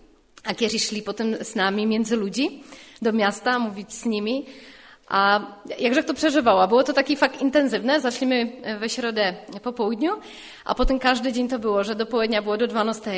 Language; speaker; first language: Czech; non-native, local second language; Polish